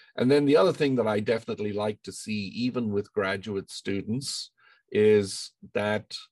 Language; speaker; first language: English; native; English